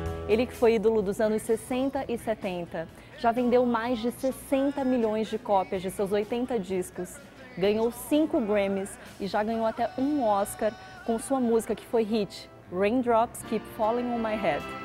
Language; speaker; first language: Portuguese; native; Portuguese